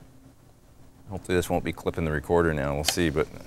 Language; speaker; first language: English; native; English